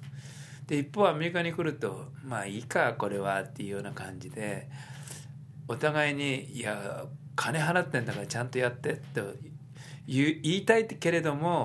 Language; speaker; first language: Japanese; native; Japanese